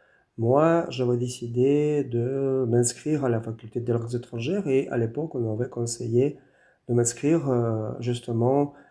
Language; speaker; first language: French; non-native, fluent; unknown